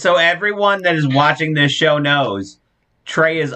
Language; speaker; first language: English; native; English